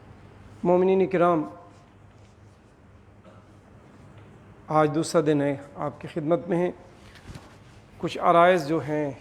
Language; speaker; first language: Urdu; native; Urdu